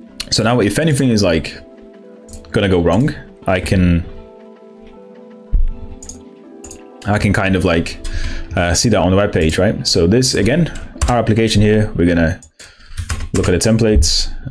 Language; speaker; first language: English; non-native, fluent; Portuguese